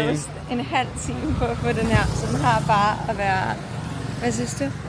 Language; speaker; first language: Danish; native; Danish